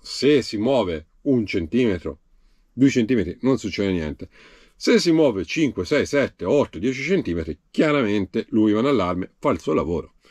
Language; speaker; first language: Italian; native; Italian